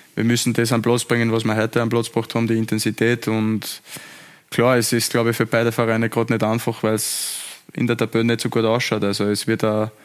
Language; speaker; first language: German; native; German